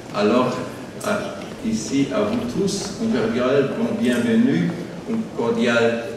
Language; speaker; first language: French; non-native, learner; German